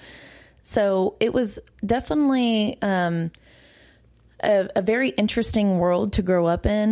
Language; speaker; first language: English; native; English